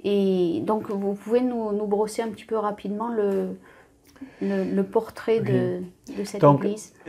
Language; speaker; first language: French; native; French